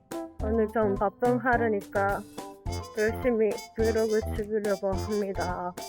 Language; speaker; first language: Korean; non-native, fluent; Japanese